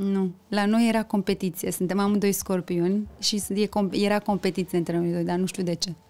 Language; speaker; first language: Romanian; early bilingual, heritage; Romanian